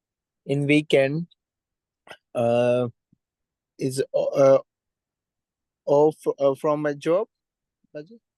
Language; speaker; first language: English; non-native, learner; Urdu